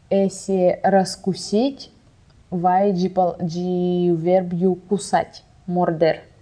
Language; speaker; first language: Portuguese; non-native, fluent; Russian